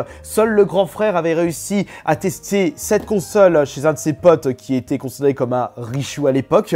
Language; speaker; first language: French; native; French